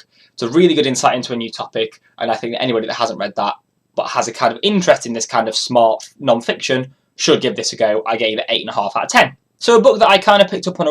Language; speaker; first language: English; native; English